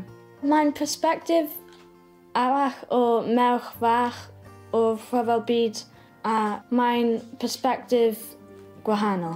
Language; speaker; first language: Welsh; non-native, local second language; English